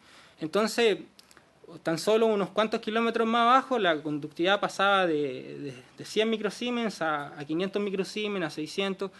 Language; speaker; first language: Spanish; native; Spanish